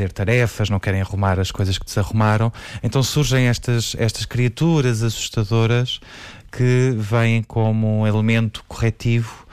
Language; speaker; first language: Portuguese; native; Portuguese